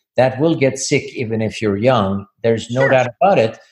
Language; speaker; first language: English; non-native, fluent; Swedish